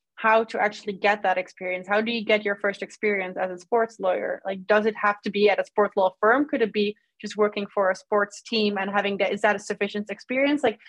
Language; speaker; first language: English; non-native, fluent; Dutch